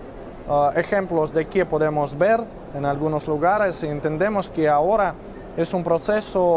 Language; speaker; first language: Spanish; non-native, fluent; Russian